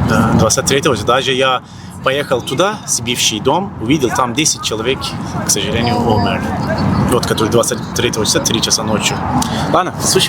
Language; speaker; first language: Russian; non-native, learner; Turkish